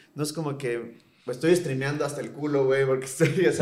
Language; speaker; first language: Spanish; native; Spanish